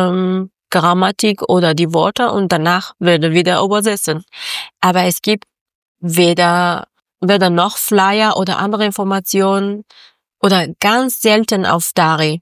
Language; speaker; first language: German; non-native, learner; Persian